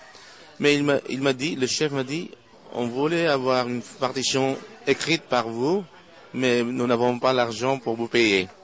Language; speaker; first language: French; non-native, fluent; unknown